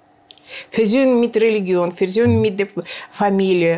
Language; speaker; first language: German; non-native, learner; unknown